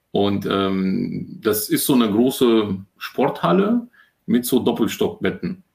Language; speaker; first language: German; early bilingual, other home language; Russian